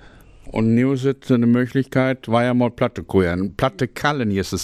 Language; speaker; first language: German; native; German